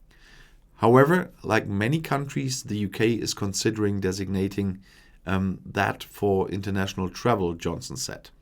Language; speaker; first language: English; non-native, fluent; German